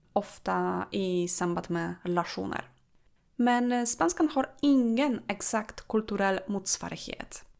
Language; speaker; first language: Swedish; non-native, fluent; Polish